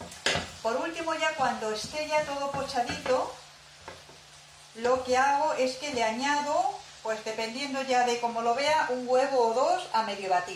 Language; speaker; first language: Spanish; native; Spanish